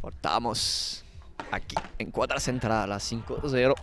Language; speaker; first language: Portuguese; non-native, learner; Italian